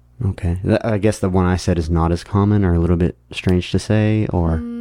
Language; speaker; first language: English; native; English